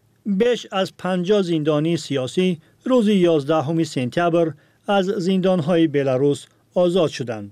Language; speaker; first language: Persian; native; Persian